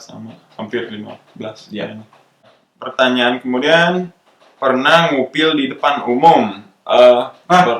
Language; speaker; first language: Indonesian; non-native, local second language; English